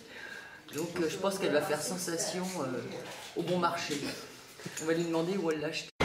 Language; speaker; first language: French; native; French